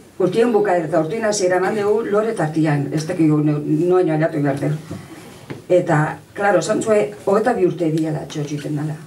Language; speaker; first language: Basque; native; Basque